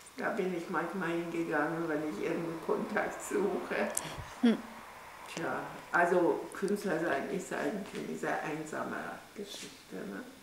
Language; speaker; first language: German; non-native, fluent; Hungarian